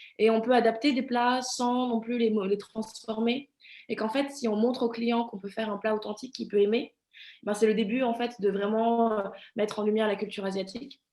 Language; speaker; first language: French; early bilingual, other home language; Vietnamese